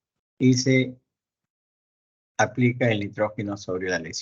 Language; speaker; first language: Spanish; native; Spanish